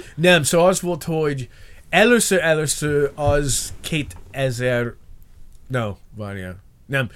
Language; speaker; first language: Hungarian; non-native, learner; English